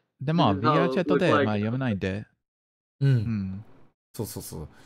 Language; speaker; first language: Japanese; non-native, learner; English